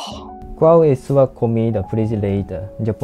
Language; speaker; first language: Portuguese; non-native, learner; Japanese